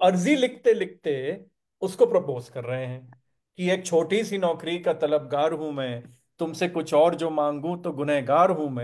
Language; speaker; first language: Hindi; native; Hindi